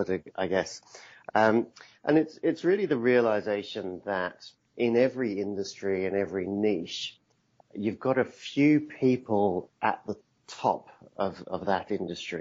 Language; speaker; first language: English; native; English